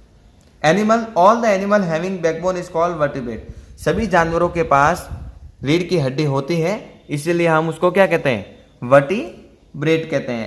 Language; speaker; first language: Hindi; native; Hindi